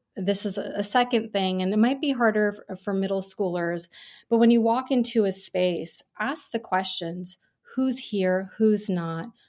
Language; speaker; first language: English; early bilingual, other home language; Gujarati